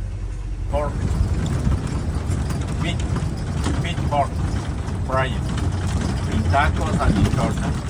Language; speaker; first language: English; non-native, learner; Spanish